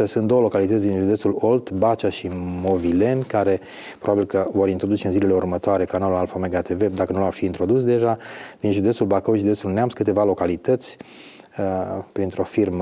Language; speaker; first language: Romanian; native; Romanian